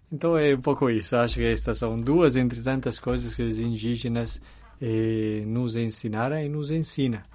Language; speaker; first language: Portuguese; non-native, fluent; Italian